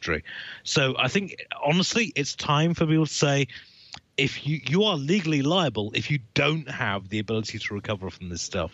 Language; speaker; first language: English; native; English